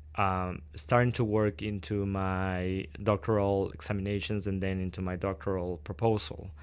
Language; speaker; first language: English; non-native, fluent; Spanish